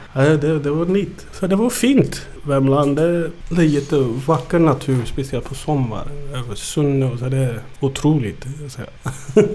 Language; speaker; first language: Swedish; early bilingual, other home language; Amharic